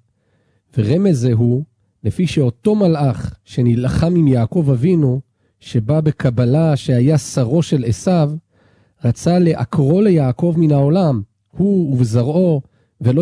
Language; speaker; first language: Hebrew; native; Hebrew